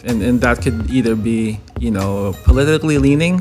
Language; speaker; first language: English; non-native, local second language; Filipino